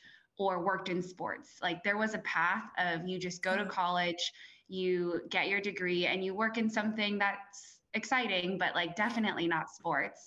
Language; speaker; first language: English; native; English